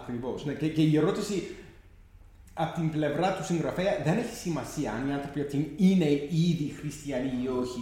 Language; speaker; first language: Greek; non-native, fluent; English